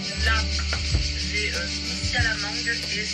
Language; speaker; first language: French; native; French